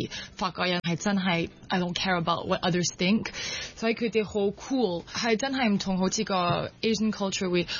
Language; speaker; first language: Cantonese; non-native, local second language; French